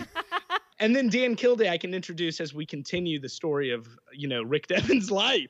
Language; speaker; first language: English; native; English